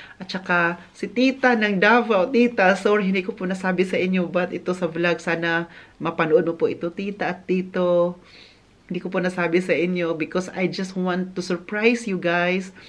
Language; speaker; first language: Filipino; non-native, local second language; Cebuano